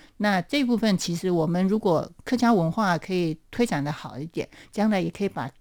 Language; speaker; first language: Chinese; non-native, local second language; Hakka Chinese